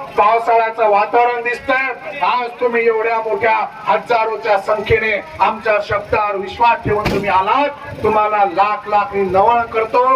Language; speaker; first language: Marathi; non-native, local second language; Lambadi